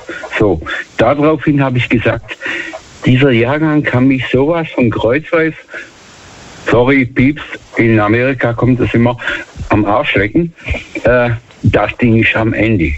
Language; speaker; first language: German; native; German